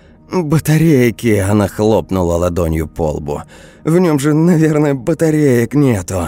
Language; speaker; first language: Russian; native; Russian